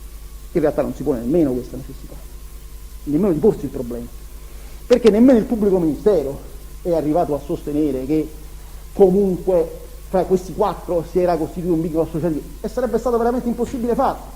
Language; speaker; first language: Italian; native; Italian